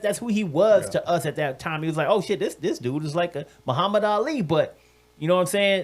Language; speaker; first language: English; native; English